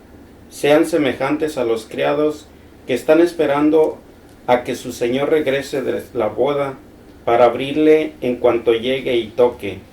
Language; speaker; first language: Spanish; native; Spanish